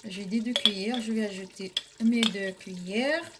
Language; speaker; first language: French; non-native, local second language; Arabic